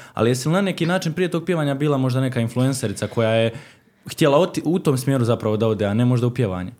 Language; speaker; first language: Croatian; native; Croatian